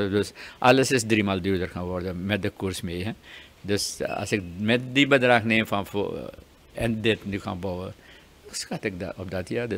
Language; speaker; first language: Dutch; native; Dutch